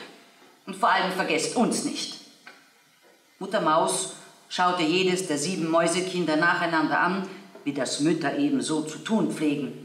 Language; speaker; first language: German; native; German